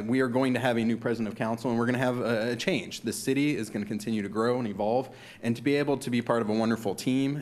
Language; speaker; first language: English; native; English